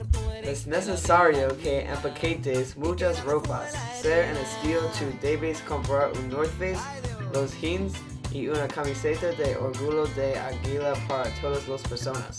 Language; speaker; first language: Spanish; non-native, learner; English